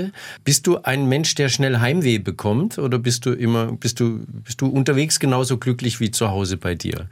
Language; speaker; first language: German; native; German